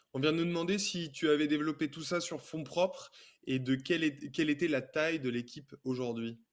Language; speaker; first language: French; native; French